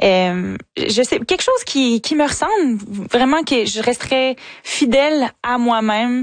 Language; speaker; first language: French; native; French